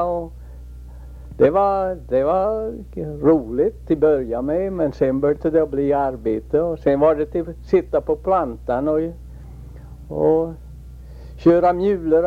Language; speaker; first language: Swedish; early bilingual, heritage; Swedish